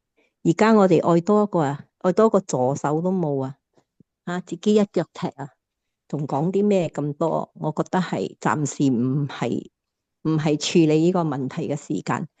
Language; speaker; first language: Cantonese; native; Cantonese